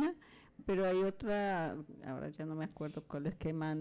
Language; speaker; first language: Spanish; native; Spanish